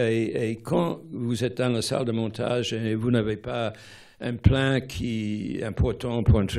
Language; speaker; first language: French; non-native, fluent; English